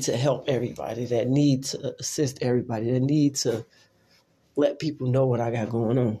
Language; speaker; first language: English; native; English